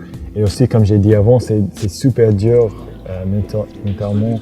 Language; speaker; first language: French; non-native, fluent; English